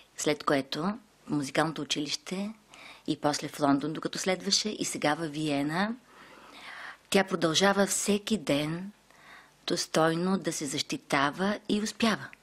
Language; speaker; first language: Bulgarian; native; Bulgarian